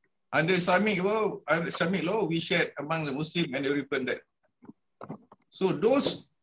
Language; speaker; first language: English; non-native, local second language; Malay